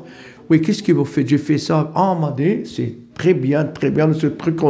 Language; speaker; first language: French; non-native, learner; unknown